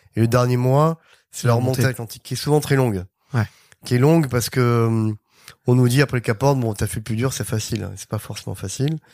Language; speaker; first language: French; native; French